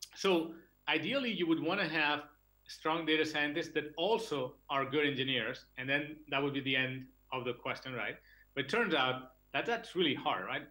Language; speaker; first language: English; non-native, fluent; Catalan